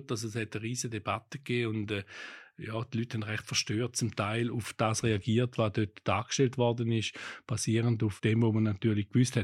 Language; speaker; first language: German; native; German